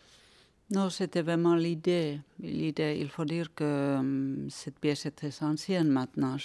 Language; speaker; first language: French; non-native, fluent; Finnish